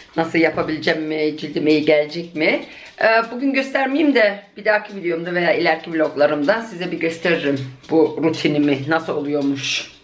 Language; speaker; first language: Turkish; early bilingual, heritage; Turkish